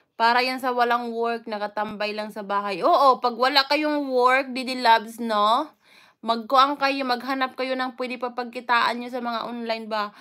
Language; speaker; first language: Filipino; non-native, local second language; Waray